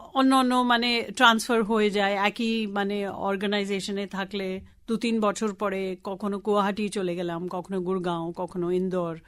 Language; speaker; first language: Bangla; non-native, local second language; Tamil